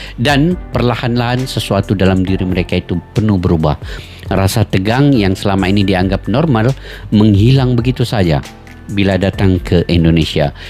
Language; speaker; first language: Indonesian; native; Indonesian